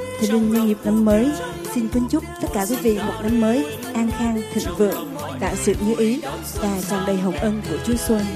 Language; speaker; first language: Vietnamese; native; Vietnamese